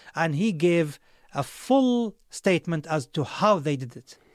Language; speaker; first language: English; non-native, fluent; Arabic